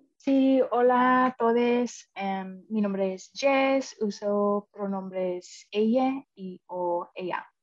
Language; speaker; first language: Spanish; early bilingual, heritage; Spanish